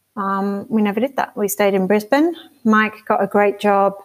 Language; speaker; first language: English; native; English